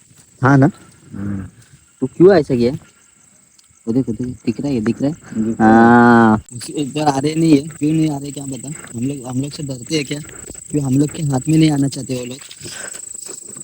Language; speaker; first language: Hindi; non-native, local second language; Marathi